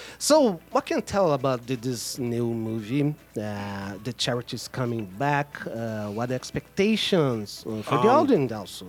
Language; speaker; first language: English; non-native, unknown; Portuguese